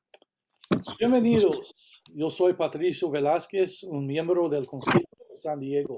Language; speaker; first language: Spanish; early bilingual, heritage; Spanish